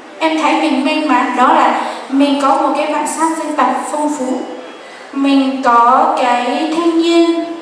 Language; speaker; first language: Vietnamese; non-native, local second language; Hmong